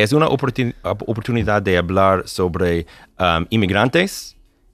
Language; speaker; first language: Spanish; non-native, fluent; English